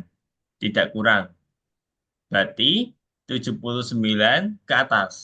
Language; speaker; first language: Indonesian; native; Indonesian